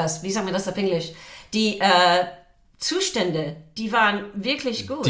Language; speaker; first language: German; non-native, fluent; English